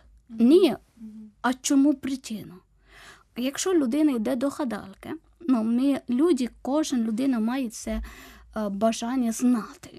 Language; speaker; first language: Ukrainian; non-native, learner; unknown